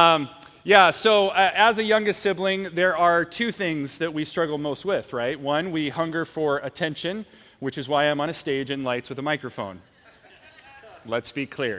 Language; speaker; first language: English; native; English